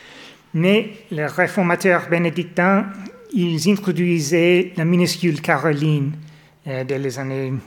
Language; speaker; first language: French; non-native, fluent; English